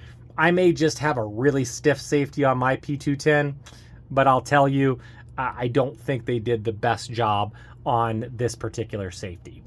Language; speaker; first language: English; native; English